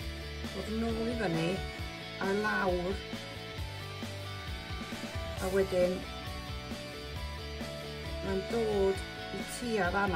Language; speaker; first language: Welsh; non-native, local second language; English